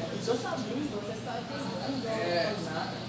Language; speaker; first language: Portuguese; non-native, learner; Haitian Creole